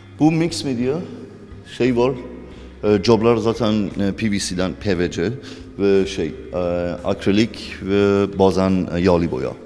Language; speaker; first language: Turkish; non-native, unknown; Persian